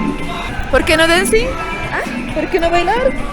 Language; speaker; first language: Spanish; non-native, learner; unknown